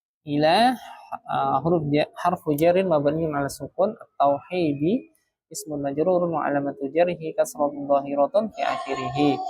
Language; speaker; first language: Arabic; non-native, fluent; Indonesian